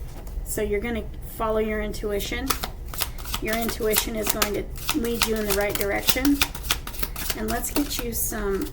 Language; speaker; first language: English; native; English